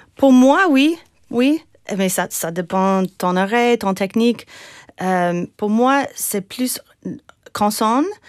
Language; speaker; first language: French; non-native, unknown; English